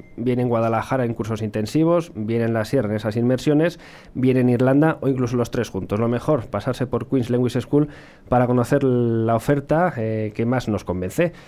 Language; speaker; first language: Spanish; native; Spanish